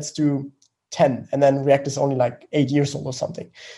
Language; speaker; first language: English; non-native, fluent; German